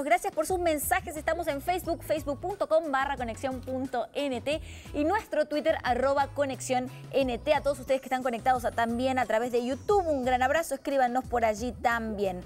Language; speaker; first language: Spanish; native; Spanish